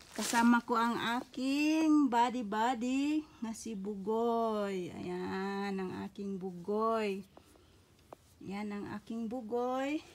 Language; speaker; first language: Filipino; non-native, local second language; Cebuano